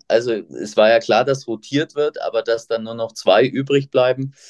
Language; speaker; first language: German; native; German